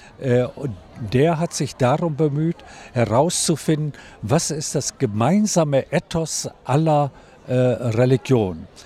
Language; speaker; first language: German; native; German